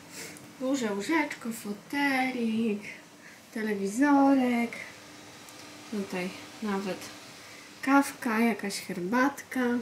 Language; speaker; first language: Polish; native; Polish